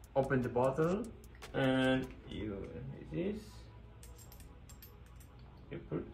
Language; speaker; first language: English; non-native, learner; Spanish